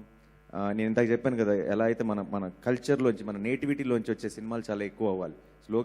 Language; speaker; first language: Telugu; native; Telugu